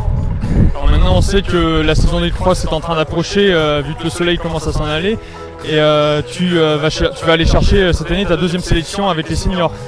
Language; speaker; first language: French; native; French